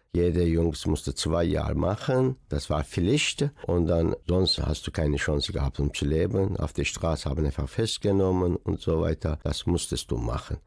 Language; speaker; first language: German; non-native, learner; Persian